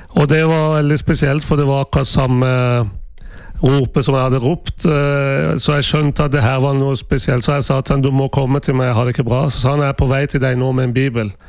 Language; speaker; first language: Norwegian; non-native, fluent; Persian